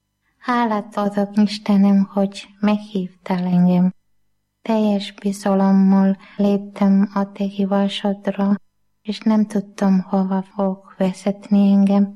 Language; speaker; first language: Hungarian; non-native, learner; Malayalam